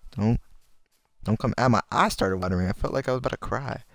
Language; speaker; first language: English; native; English